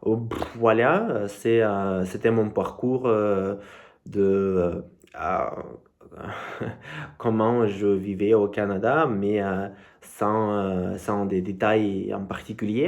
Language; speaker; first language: French; non-native, learner; Russian